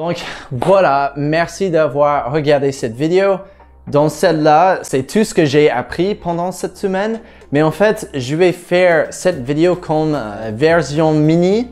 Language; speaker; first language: French; non-native, fluent; English